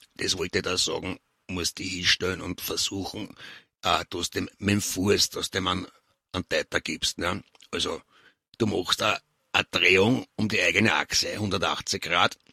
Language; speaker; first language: German; native; German